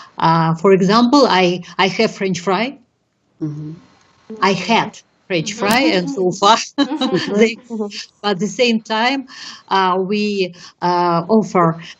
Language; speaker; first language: English; non-native, learner; Russian